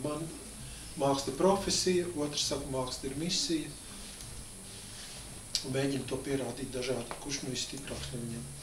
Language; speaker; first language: Latvian; native; Latvian